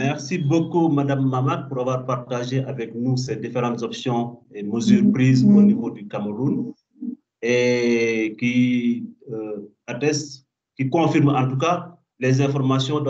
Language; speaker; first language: French; non-native, local second language; Wolof